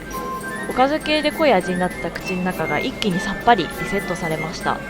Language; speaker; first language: Japanese; native; Japanese